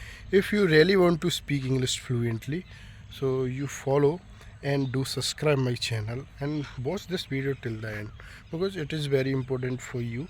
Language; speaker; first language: English; non-native, local second language; Hindi